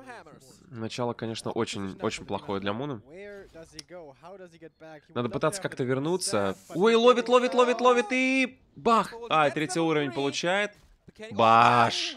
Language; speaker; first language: Russian; native; Russian